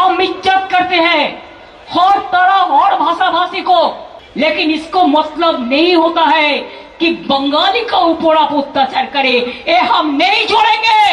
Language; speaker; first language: Hindi; non-native, local second language; Bangla